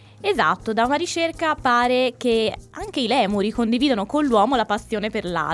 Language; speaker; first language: Italian; native; Italian